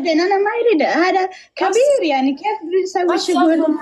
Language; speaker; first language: Arabic; non-native, learner; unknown